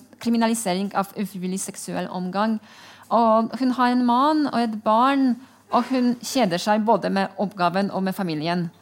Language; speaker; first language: Norwegian; non-native, fluent; Polish